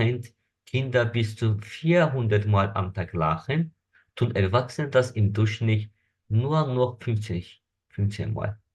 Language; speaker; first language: German; non-native, fluent; Azerbaijani